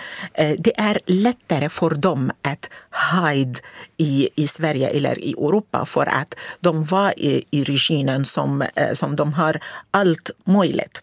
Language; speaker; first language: Swedish; non-native, learner; Arabic